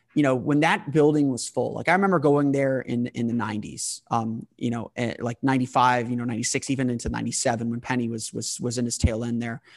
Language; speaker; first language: English; native; English